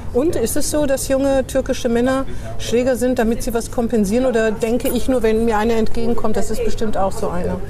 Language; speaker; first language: German; native; German